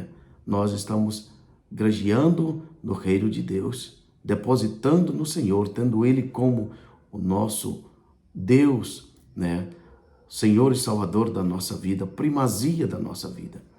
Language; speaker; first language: Portuguese; native; Portuguese